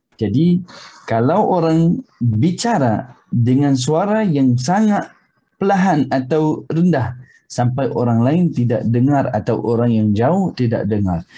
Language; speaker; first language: Malay; non-native, fluent; Arabic